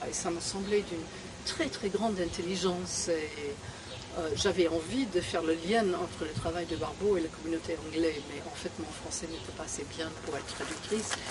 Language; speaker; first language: French; non-native, fluent; English